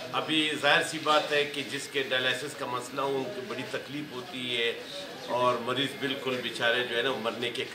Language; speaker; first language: Urdu; non-native, local second language; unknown